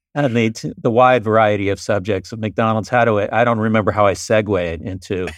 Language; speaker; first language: English; native; English